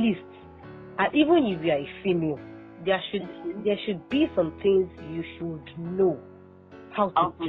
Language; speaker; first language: English; non-native, local second language; Yoruba